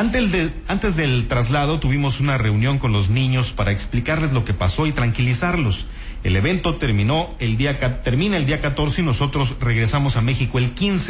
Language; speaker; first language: Spanish; native; Spanish